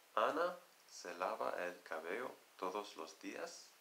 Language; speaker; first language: Spanish; non-native, learner; English